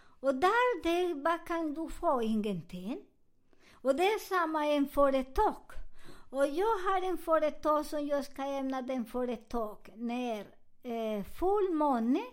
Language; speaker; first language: Swedish; non-native, learner; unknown